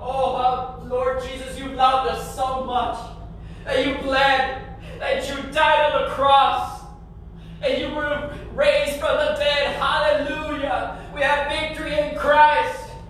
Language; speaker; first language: English; early bilingual, other home language; Spanish